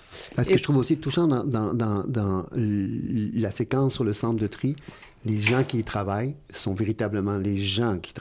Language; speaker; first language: French; native; French